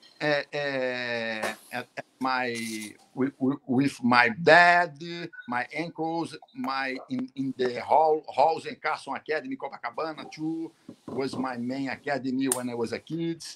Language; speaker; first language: English; non-native, learner; Portuguese